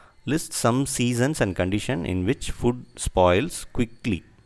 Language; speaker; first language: English; non-native, local second language; Tamil